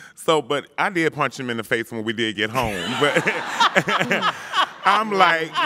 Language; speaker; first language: English; native; English